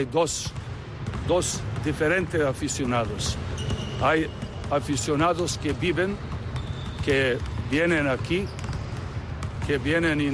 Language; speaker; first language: Spanish; non-native, learner; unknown